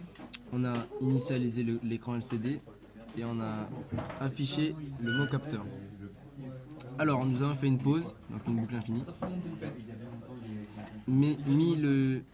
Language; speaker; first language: French; native; French